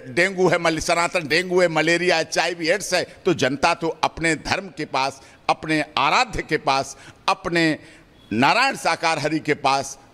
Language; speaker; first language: Hindi; native; Hindi